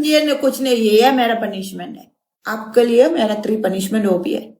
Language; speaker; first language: Hindi; non-native, learner; Malayalam